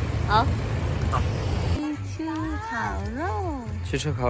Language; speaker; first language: Chinese; non-native, learner; Vietnamese